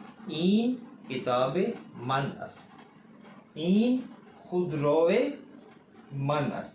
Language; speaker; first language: Persian; non-native, fluent; Urdu